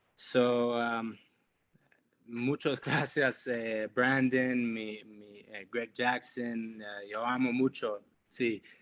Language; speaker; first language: Spanish; non-native, learner; English